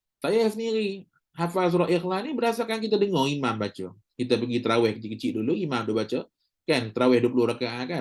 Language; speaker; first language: Malay; native; Malay